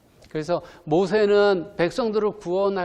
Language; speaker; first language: Korean; native; Korean